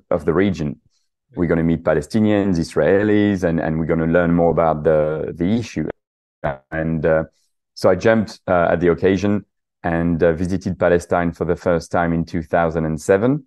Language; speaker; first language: English; non-native, fluent; French